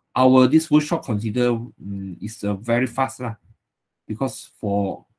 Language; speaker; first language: English; non-native, local second language; Chinese